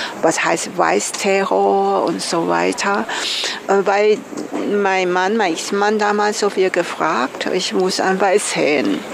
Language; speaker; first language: German; non-native, learner; Chinese